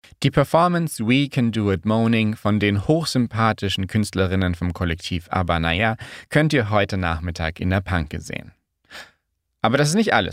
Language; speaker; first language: German; native; German